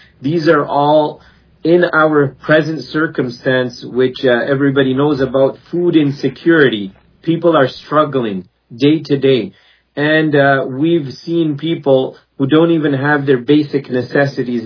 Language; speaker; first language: English; native; English